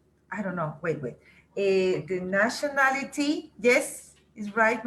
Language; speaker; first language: English; non-native, learner; Spanish